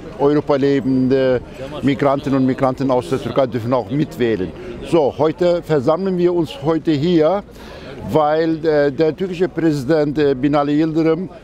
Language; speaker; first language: German; early bilingual, other home language; Turkish